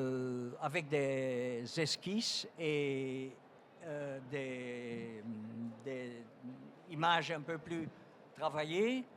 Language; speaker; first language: French; non-native, fluent; Dutch